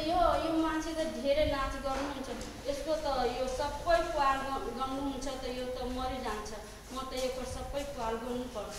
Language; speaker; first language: Nepali; non-native, local second language; Maithili